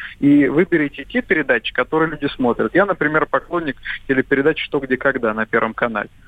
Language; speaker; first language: Russian; native; Russian